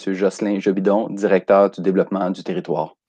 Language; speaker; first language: French; native; French